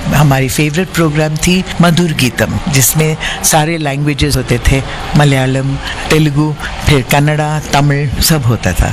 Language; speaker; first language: Hindi; non-native, local second language; Tamil